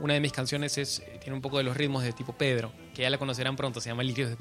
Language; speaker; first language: Spanish; native; Spanish